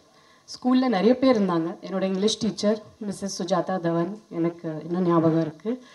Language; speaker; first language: Tamil; non-native, fluent; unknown